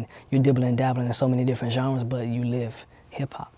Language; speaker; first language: English; native; English